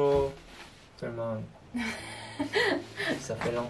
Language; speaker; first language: French; non-native, learner; Korean